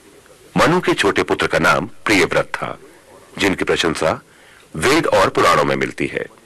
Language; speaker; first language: Hindi; native; Hindi